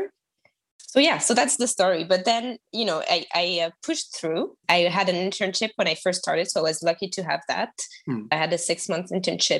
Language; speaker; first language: English; non-native, fluent; French